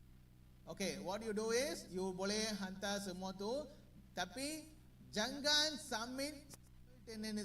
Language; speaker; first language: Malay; non-native, learner; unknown